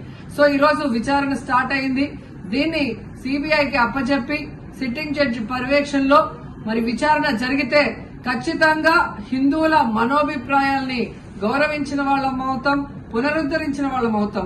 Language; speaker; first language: Telugu; native; Telugu